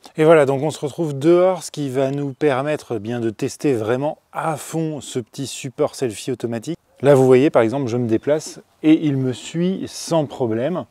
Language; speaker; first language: French; native; French